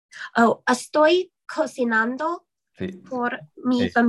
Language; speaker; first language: Spanish; non-native, learner; English